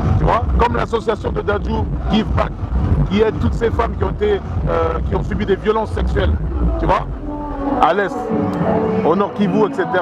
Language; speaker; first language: French; early bilingual, other home language; Lingala